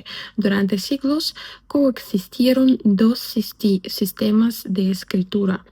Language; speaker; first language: Spanish; non-native, fluent; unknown